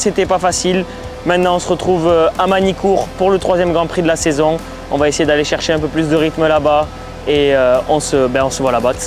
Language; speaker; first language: French; native; French